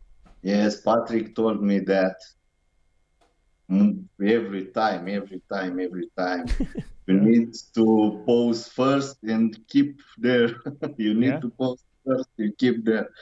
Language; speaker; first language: English; non-native, learner; Romanian